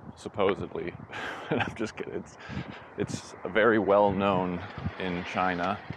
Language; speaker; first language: English; native; English